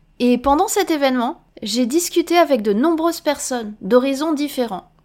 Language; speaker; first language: French; native; French